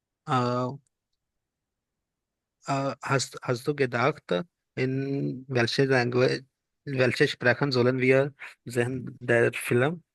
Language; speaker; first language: German; non-native, learner; Urdu